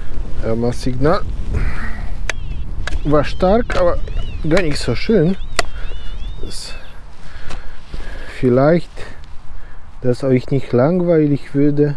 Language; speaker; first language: German; non-native, learner; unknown